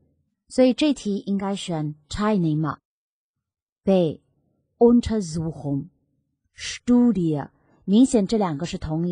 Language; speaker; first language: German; non-native, fluent; Chinese